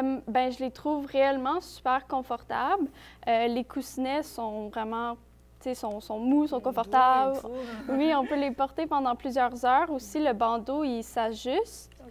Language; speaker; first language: French; native; French